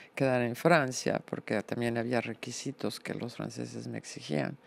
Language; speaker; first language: Spanish; native; Spanish